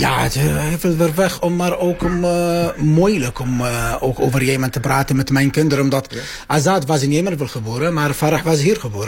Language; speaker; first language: Dutch; non-native, fluent; Arabic